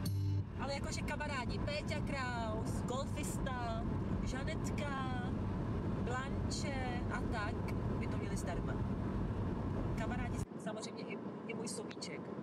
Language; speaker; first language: Czech; native; Czech